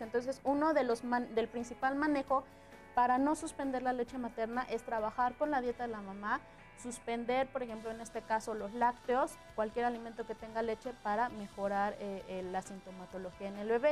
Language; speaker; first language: Spanish; native; Spanish